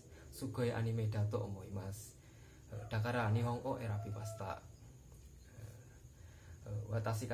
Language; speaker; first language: Japanese; non-native, learner; Indonesian